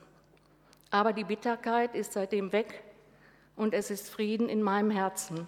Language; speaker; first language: German; native; German